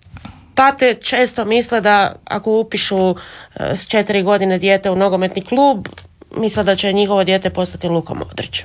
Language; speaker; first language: Serbian; native; Serbian